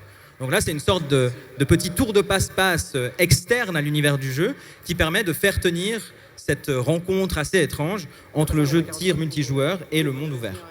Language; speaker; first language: French; native; French